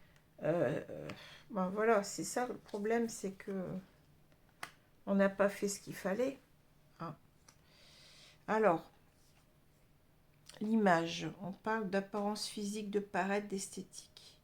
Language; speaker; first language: French; native; French